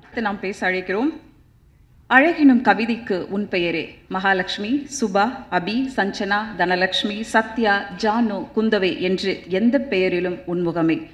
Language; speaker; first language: Tamil; native; Tamil